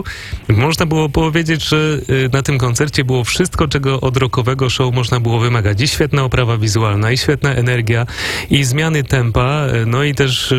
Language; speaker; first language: Polish; native; Polish